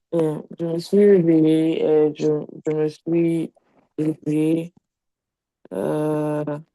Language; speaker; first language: French; non-native, learner; English